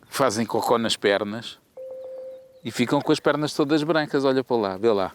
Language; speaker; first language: Portuguese; native; Portuguese